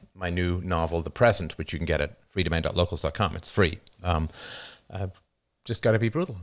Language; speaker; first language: English; native; English